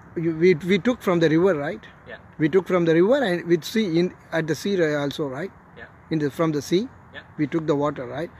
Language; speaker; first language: English; non-native, local second language; Tamil